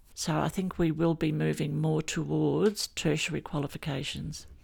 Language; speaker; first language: English; native; English